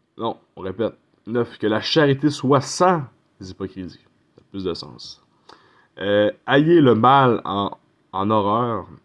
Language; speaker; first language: French; native; French